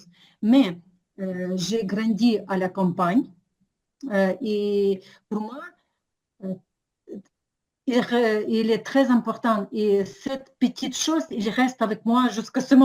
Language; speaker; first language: French; non-native, learner; Ukrainian